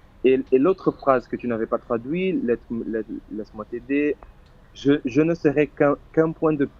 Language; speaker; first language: French; non-native, fluent; Portuguese